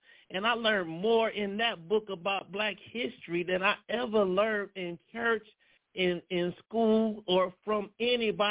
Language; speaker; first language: English; native; English